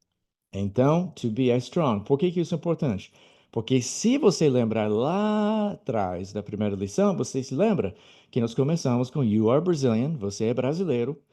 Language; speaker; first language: Portuguese; non-native, fluent; English